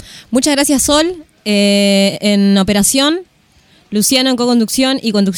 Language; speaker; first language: Spanish; native; Spanish